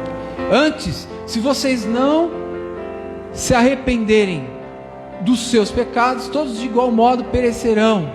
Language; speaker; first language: Portuguese; native; Portuguese